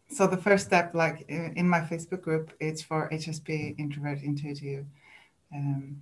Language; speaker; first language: English; non-native, fluent; Swedish